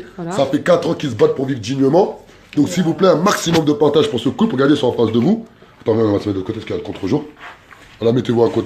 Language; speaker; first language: French; native; French